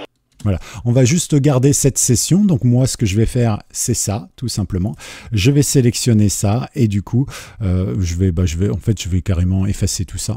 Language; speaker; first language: French; native; French